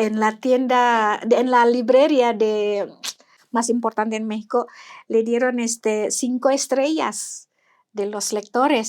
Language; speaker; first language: Spanish; non-native, fluent; Indonesian